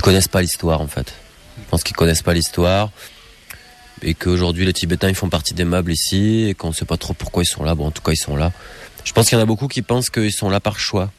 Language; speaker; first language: French; native; French